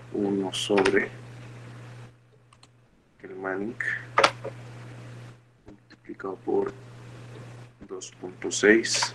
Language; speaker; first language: Spanish; native; Spanish